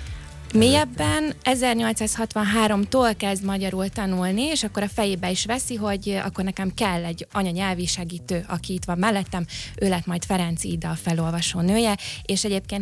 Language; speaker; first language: Hungarian; native; Hungarian